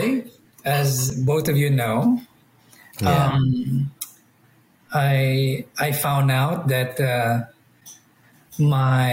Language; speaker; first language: English; non-native, local second language; Iloko